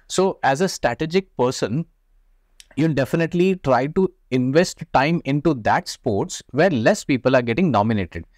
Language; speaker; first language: English; non-native, local second language; Hindi